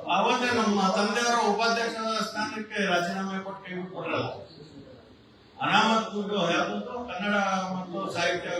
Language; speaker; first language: Kannada; non-native, local second language; Lambadi